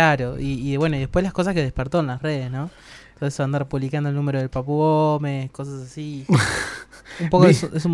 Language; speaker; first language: Spanish; native; Spanish